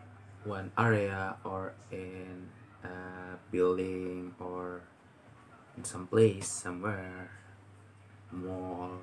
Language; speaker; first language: English; non-native, learner; Indonesian